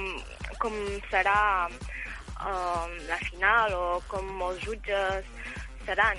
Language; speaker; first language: Catalan; early bilingual, heritage; Catalan